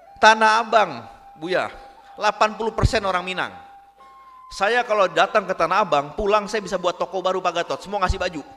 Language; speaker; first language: Indonesian; non-native, local second language; Minangkabau